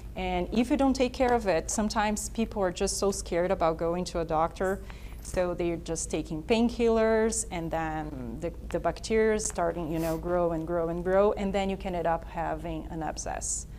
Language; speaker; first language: English; non-native, fluent; Portuguese